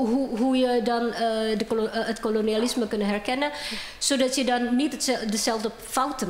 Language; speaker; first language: Dutch; non-native, fluent; Indonesian